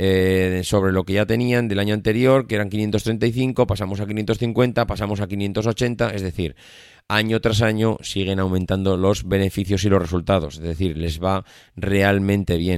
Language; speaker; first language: Spanish; native; Spanish